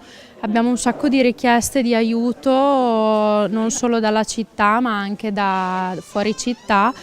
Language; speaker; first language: Italian; native; Italian